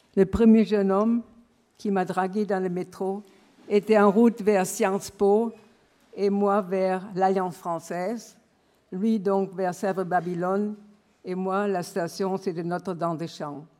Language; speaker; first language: French; non-native, fluent; German